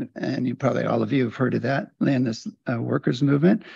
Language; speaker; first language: English; native; English